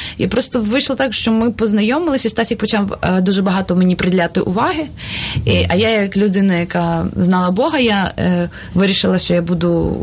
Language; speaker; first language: Ukrainian; non-native, local second language; Russian